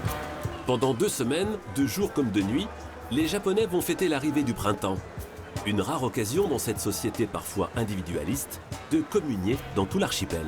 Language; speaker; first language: French; native; French